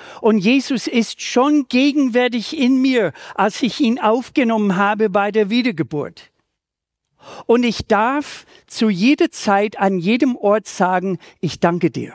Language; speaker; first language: German; native; German